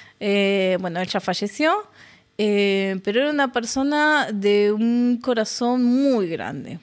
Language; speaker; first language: Spanish; native; Spanish